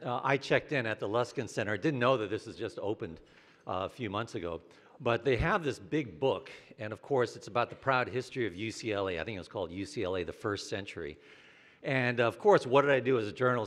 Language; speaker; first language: English; native; English